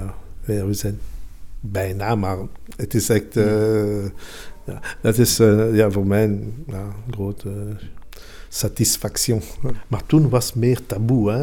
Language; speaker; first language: Dutch; non-native, local second language; Italian